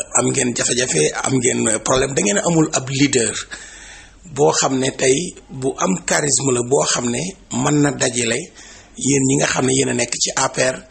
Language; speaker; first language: Wolof; native; Wolof